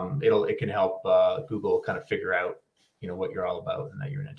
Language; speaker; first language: English; native; English